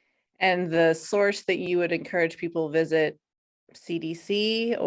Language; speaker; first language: English; native; English